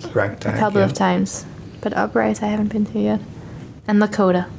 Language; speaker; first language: English; non-native, fluent; Danish